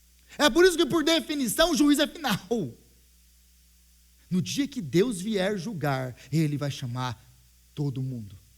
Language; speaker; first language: Portuguese; native; Portuguese